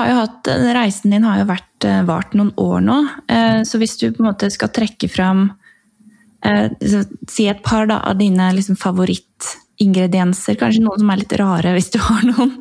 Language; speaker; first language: Norwegian; native; Norwegian